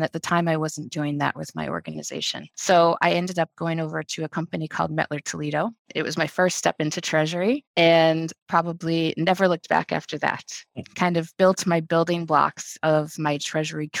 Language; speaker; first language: English; native; English